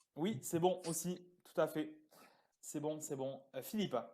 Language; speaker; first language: French; native; French